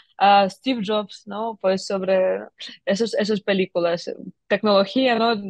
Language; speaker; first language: Spanish; non-native, fluent; Ukrainian